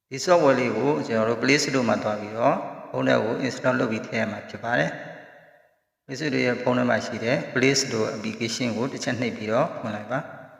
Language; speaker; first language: Burmese; native; Burmese